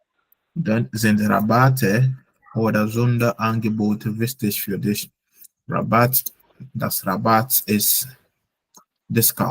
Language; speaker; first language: German; non-native, fluent; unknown